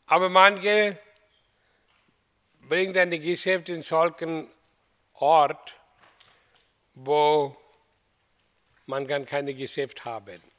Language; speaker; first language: German; non-native, fluent; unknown